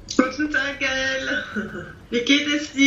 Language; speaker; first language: German; non-native, fluent; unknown